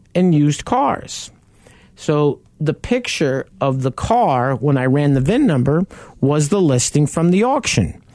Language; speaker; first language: English; native; English